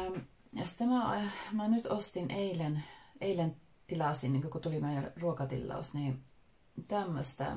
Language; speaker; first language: Finnish; early bilingual, heritage; Finnish